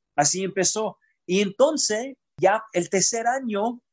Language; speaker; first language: Spanish; early bilingual, heritage; Spanish